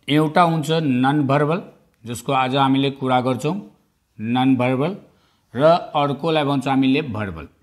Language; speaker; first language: Nepali; non-native, local second language; Bhojpuri